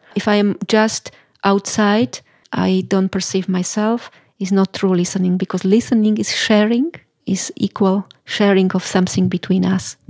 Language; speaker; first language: English; non-native, fluent; Slovak